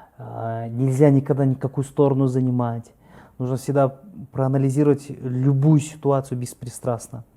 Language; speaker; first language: Russian; native; Russian